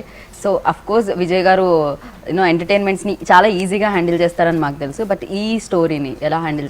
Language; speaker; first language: Telugu; native; Telugu